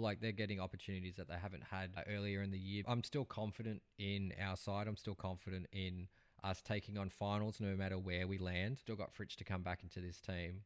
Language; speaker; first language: English; native; English